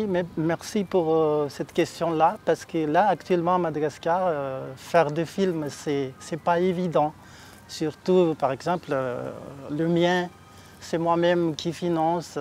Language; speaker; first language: French; non-native, local second language; Malagasy